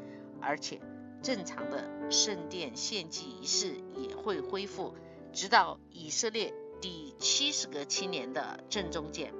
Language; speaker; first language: Chinese; native; Chinese